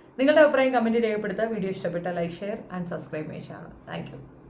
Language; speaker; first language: Malayalam; native; Malayalam